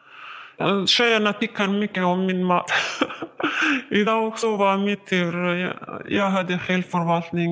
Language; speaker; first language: Swedish; non-native, learner; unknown